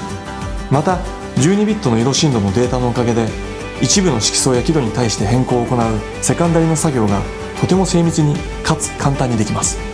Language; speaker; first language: Japanese; native; Japanese